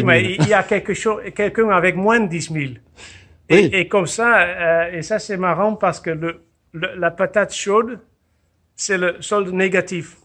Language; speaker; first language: French; non-native, fluent; Dutch